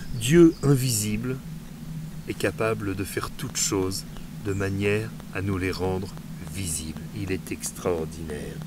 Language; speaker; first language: French; native; French